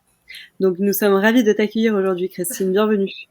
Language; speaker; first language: French; native; French